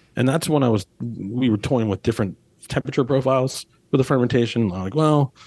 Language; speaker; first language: English; native; English